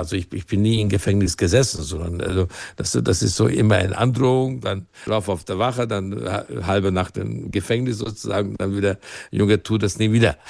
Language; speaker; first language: German; non-native, fluent; Hungarian